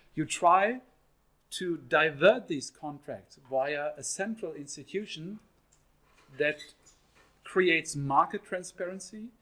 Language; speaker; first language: English; non-native, fluent; German